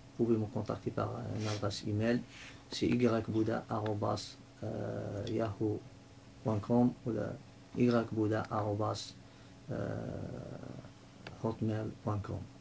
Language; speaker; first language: French; non-native, local second language; Arabic